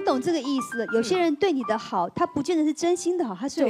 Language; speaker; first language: Chinese; native; Chinese